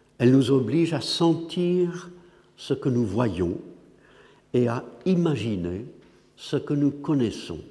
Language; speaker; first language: French; non-native, fluent; English